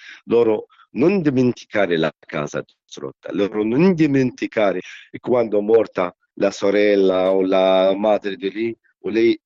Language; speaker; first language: Italian; non-native, learner; Arabic